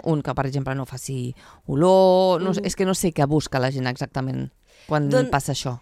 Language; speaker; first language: Catalan; native; Catalan